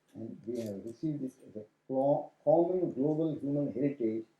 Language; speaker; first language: English; non-native, local second language; Kannada